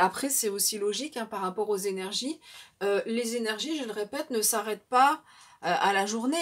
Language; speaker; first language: French; native; French